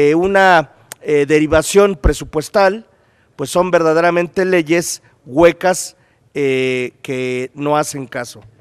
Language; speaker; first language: Spanish; native; Spanish